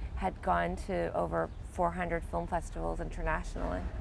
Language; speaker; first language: English; native; English